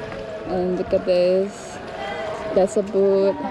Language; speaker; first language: English; non-native, learner; Indonesian